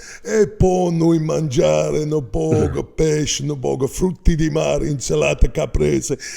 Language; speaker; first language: Italian; non-native, learner; English